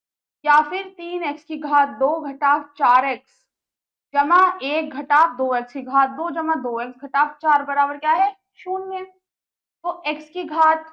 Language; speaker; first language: Hindi; native; Hindi